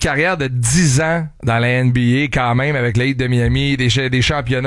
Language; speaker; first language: French; native; French